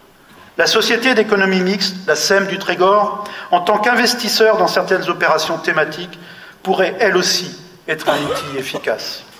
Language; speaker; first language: French; native; French